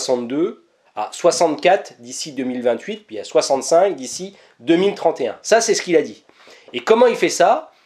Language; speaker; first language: French; native; French